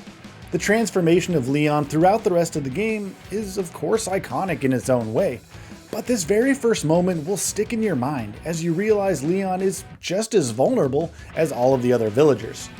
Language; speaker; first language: English; native; English